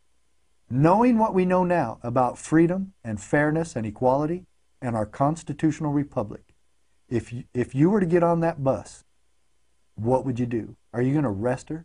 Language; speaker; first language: English; native; English